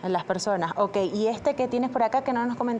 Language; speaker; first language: Spanish; native; Spanish